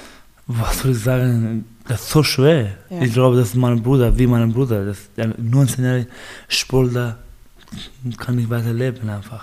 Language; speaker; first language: German; non-native, learner; Baluchi